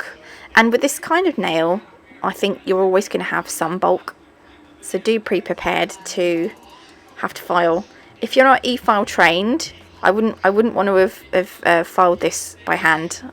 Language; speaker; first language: English; native; English